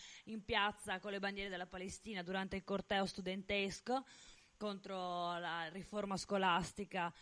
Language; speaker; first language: Italian; native; Italian